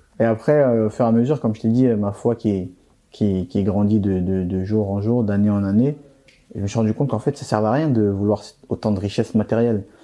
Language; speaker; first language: French; early bilingual, other home language; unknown